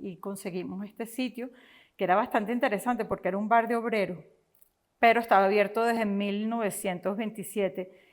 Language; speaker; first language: Spanish; native; Spanish